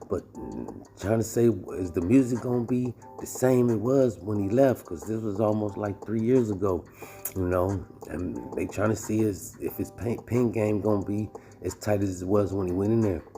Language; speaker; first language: English; native; English